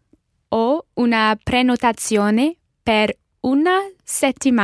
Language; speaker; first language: Italian; non-native, learner; English